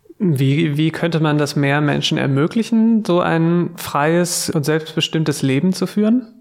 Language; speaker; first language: German; native; German